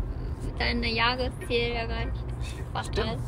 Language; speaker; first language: German; non-native, learner; Korean